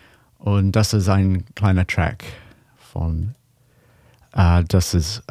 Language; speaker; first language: German; non-native, learner; English